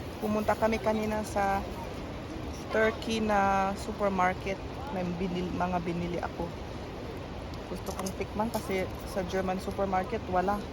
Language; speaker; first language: Filipino; non-native, local second language; Iloko